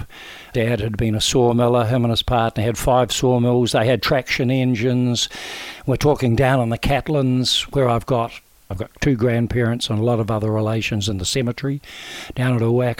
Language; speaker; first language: English; native; English